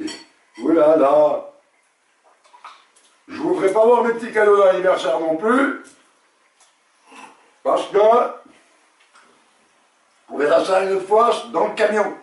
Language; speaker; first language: French; native; French